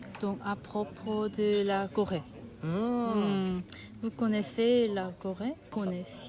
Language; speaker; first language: French; non-native, learner; Korean